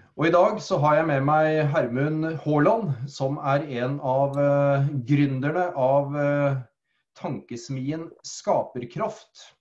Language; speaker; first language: Norwegian; native; Norwegian